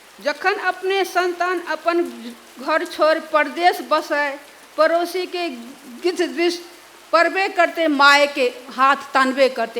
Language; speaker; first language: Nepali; non-native, local second language; Maithili